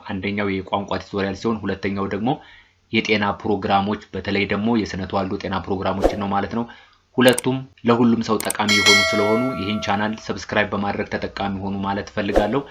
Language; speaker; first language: Amharic; native; Amharic